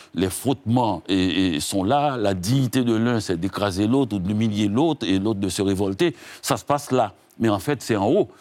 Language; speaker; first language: French; non-native, local second language; Haitian Creole